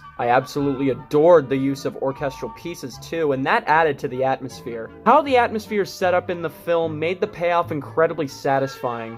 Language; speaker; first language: English; native; English